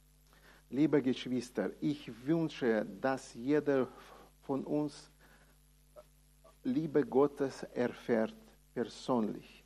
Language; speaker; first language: German; non-native, fluent; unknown